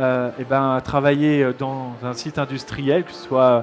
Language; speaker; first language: French; native; French